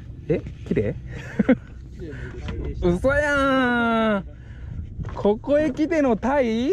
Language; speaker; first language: Japanese; native; Japanese